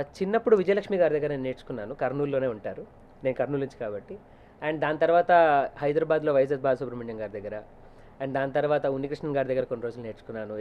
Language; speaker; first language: Telugu; native; Telugu